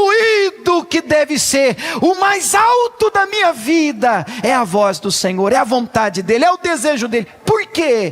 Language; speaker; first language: Portuguese; native; Portuguese